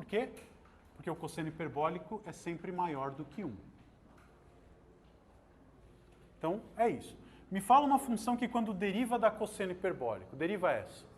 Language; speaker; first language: Portuguese; native; Portuguese